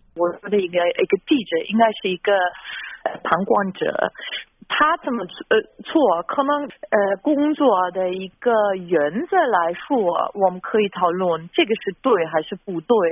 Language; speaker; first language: Chinese; non-native, fluent; German